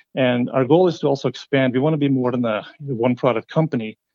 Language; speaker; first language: English; non-native, fluent; Norwegian